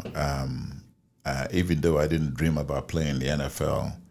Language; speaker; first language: English; non-native, local second language; Igbo